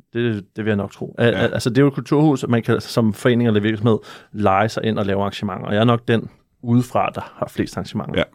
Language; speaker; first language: Danish; native; Danish